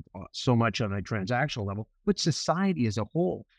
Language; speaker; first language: English; native; English